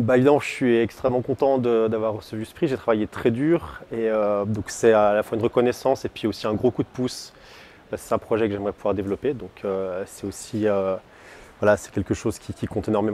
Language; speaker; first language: French; native; French